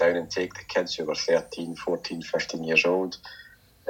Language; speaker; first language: English; native; English